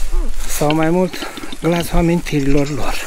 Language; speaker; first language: Romanian; native; Romanian